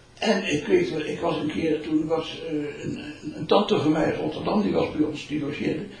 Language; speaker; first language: Dutch; early bilingual, other home language; Malay